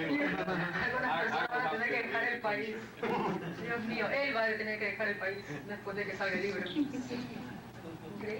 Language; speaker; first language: Spanish; native; Spanish